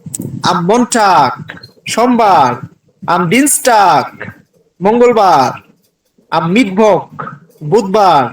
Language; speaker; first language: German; non-native, learner; Bangla